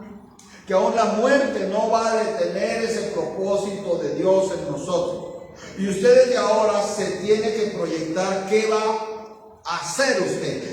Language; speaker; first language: Spanish; native; Spanish